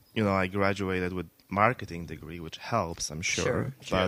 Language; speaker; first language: English; non-native, fluent; Polish